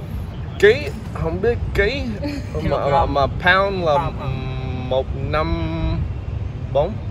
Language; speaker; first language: Vietnamese; early bilingual, heritage; English